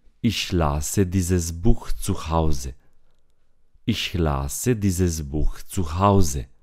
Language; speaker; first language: German; non-native, fluent; Romanian